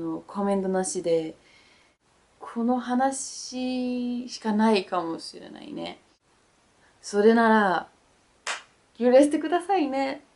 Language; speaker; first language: Japanese; non-native, learner; Danish